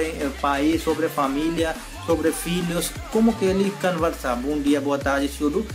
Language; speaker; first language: Portuguese; non-native, learner; Hindi